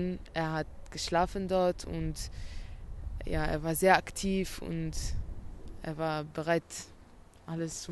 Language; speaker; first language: German; non-native, learner; Arabic